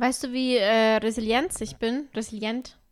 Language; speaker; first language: German; native; German